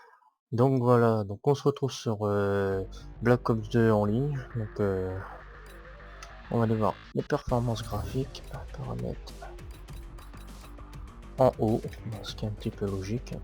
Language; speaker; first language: French; native; French